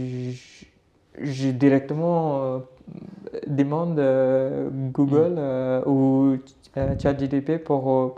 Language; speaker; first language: French; non-native, learner; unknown